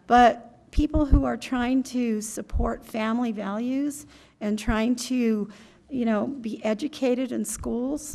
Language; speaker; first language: English; native; English